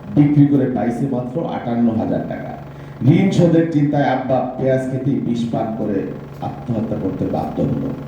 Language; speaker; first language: Bangla; native; Bangla